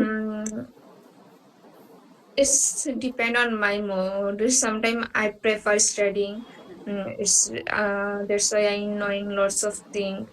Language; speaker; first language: English; non-native, learner; Bangla